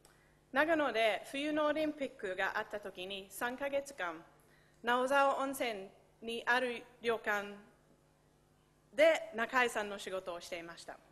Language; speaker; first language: Japanese; non-native, fluent; English